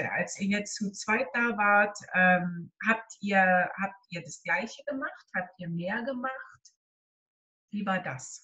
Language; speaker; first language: German; native; German